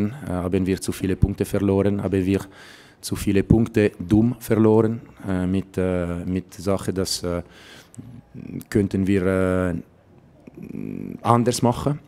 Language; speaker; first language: German; non-native, local second language; Italian